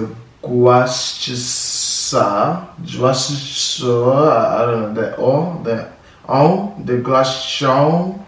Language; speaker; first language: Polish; non-native, learner; English